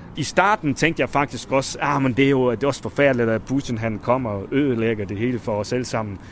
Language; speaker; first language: Danish; non-native, fluent; Russian